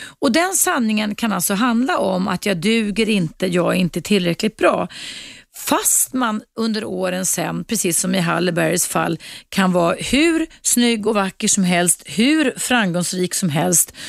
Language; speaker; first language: Swedish; native; Swedish